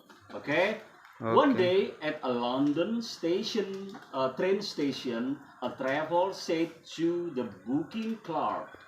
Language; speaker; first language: English; non-native, learner; Indonesian